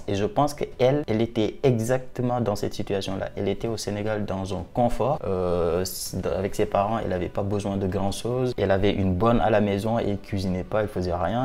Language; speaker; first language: French; non-native, local second language; Wolof